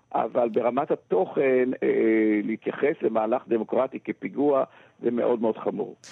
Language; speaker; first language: Hebrew; native; Hebrew